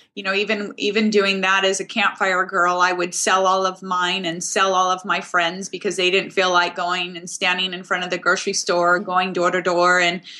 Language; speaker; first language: English; native; English